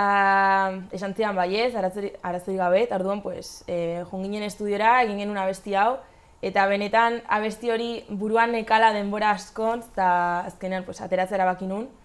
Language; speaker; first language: Basque; non-native, local second language; Spanish